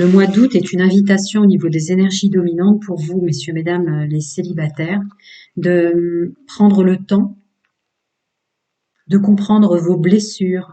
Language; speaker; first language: French; native; French